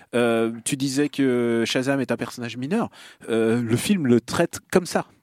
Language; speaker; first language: French; non-native, fluent; Russian